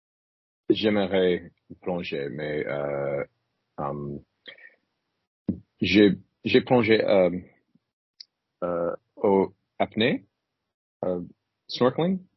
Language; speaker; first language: French; non-native, learner; English